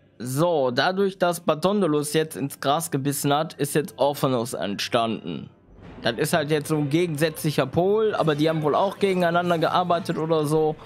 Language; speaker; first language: German; native; German